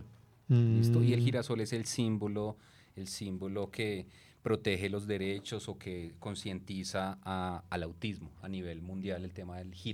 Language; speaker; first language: Spanish; native; Spanish